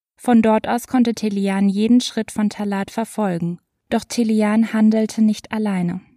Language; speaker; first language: German; native; German